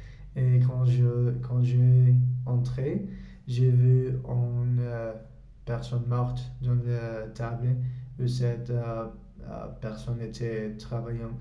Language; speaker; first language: French; non-native, learner; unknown